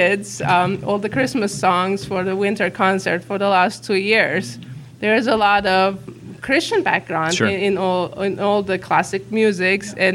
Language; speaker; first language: English; non-native, fluent; Uzbek